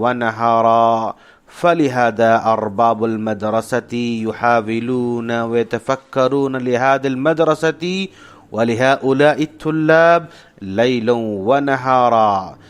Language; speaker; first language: Arabic; non-native, fluent; Urdu